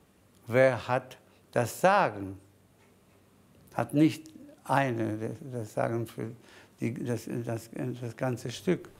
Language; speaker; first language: German; non-native, fluent; Spanish